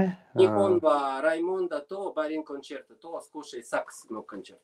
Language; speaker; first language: Japanese; non-native, learner; Russian